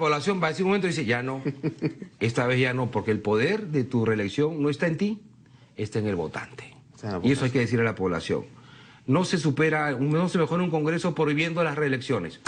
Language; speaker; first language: Spanish; native; Spanish